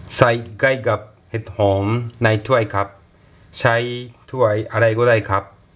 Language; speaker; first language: Thai; non-native, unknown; Japanese